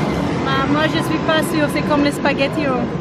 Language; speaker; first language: French; non-native, learner; Filipino